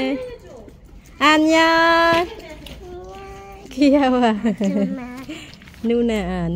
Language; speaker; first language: Korean; non-native, fluent; Vietnamese